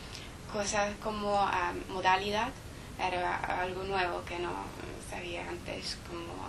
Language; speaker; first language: Spanish; non-native, learner; English